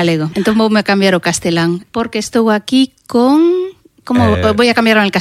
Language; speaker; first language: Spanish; non-native, local second language; Galician